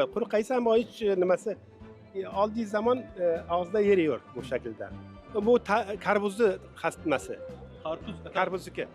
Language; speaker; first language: Turkish; non-native, learner; Uzbek